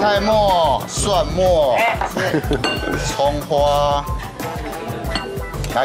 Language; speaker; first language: Chinese; native; Chinese